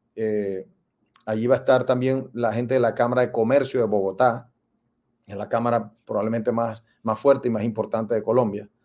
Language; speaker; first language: Spanish; native; Spanish